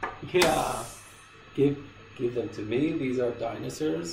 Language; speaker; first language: English; non-native, fluent; Persian